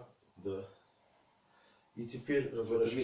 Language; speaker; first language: Russian; native; Russian